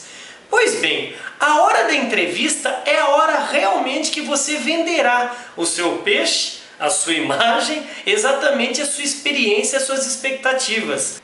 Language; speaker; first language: Portuguese; native; Portuguese